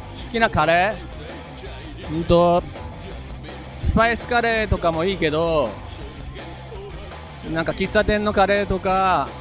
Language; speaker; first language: Japanese; native; Japanese